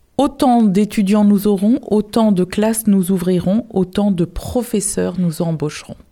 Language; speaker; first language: French; native; French